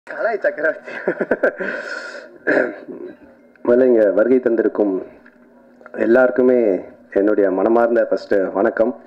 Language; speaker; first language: Tamil; native; Tamil